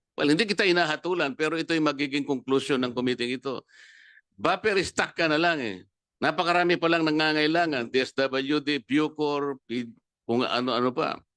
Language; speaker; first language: Filipino; non-native, local second language; Pampanga